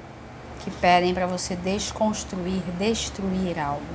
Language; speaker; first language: Portuguese; native; Portuguese